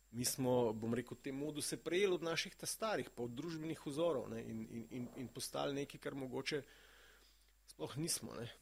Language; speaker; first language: Slovenian; native; Slovenian